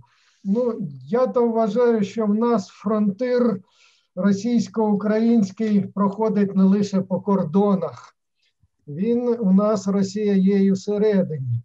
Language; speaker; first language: Ukrainian; native; Ukrainian